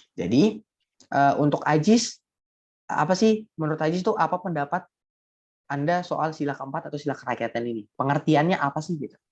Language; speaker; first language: Indonesian; native; Indonesian